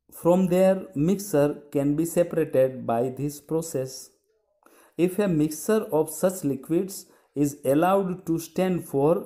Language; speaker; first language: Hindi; non-native, local second language; Gujarati